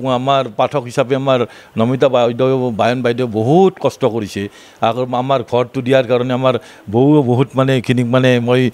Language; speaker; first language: Assamese; native; Assamese